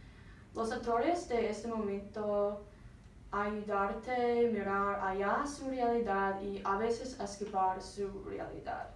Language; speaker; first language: Spanish; non-native, learner; English